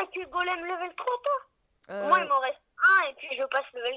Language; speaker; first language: French; native; French